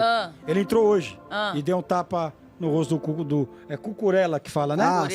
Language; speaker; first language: Portuguese; native; Portuguese